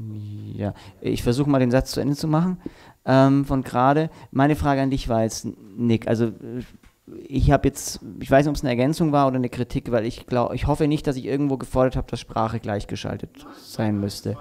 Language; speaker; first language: German; native; German